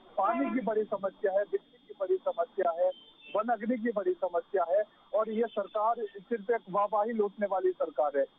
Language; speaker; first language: Hindi; native; Hindi